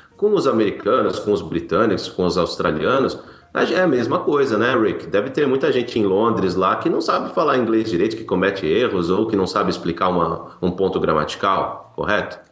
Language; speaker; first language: Portuguese; native; Portuguese